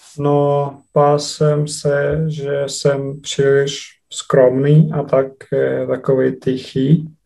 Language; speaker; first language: Czech; non-native, learner; Estonian